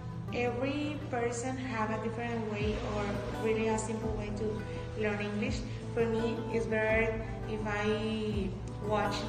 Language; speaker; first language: English; non-native, fluent; Spanish